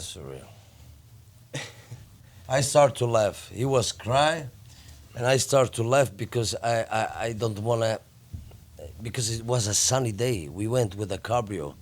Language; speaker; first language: English; non-native, learner; Italian